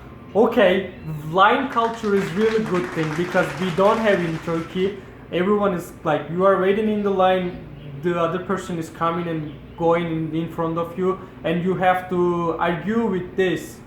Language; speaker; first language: English; non-native, fluent; Turkish